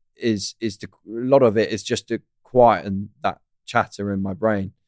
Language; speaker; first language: English; native; English